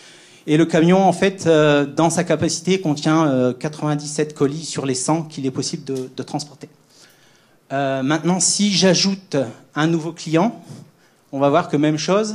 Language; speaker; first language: French; native; French